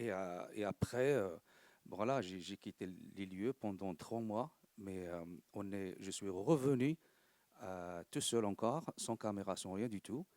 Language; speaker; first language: French; non-native, local second language; Arabic